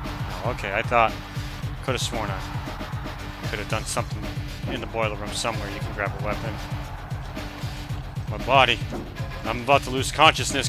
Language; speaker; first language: English; native; English